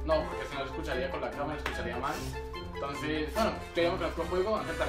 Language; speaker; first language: Spanish; native; Spanish